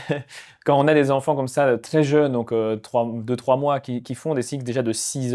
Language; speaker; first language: French; native; French